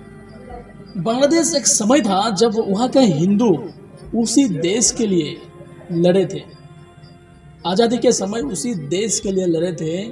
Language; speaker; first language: Hindi; non-native, local second language; Bangla